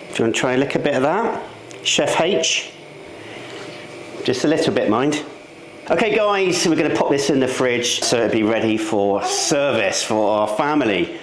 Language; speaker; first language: English; native; English